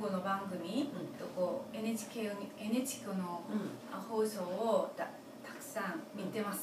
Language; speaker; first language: Japanese; non-native, fluent; Korean